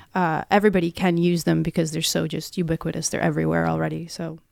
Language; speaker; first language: English; non-native, fluent; Russian